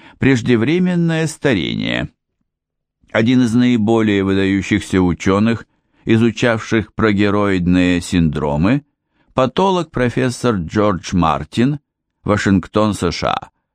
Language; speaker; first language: Russian; native; Russian